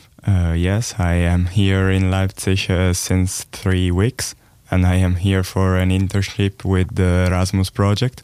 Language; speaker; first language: English; non-native, learner; Italian